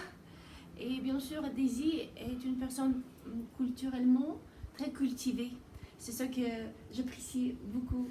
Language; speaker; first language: French; non-native, fluent; Russian